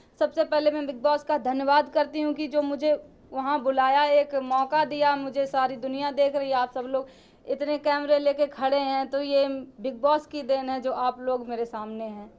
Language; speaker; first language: Hindi; native; Hindi